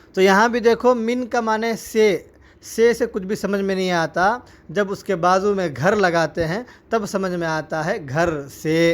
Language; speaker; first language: Urdu; native; Urdu